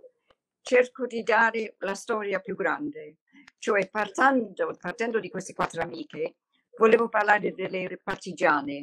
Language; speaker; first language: Italian; non-native, fluent; English